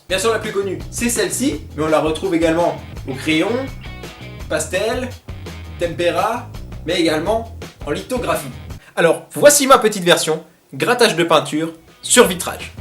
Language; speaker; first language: French; native; French